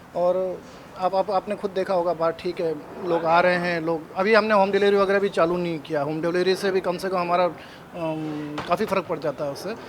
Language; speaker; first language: Hindi; native; Hindi